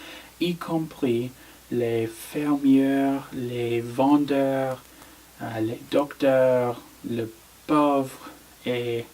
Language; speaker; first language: French; non-native, learner; English